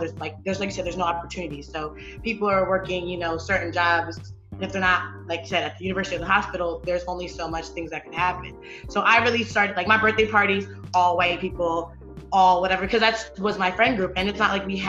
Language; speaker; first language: English; native; English